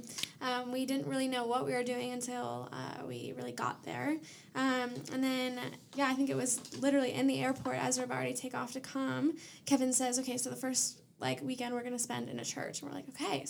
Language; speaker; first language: English; native; English